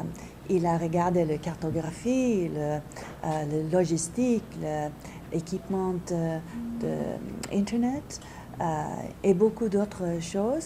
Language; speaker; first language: French; non-native, learner; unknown